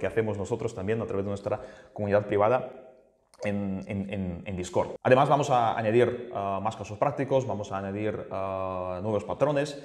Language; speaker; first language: Spanish; native; Spanish